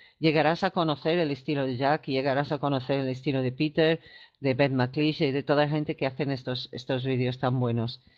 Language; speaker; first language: Spanish; non-native, fluent; English